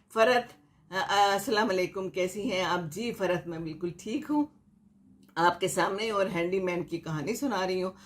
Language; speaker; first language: Urdu; native; Urdu